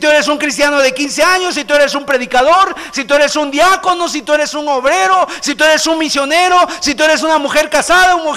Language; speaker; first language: Spanish; native; Spanish